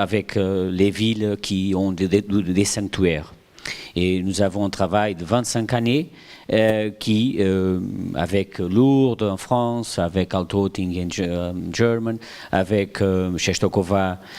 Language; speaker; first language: French; non-native, fluent; Portuguese